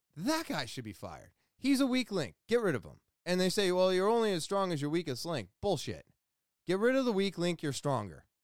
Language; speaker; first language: English; native; English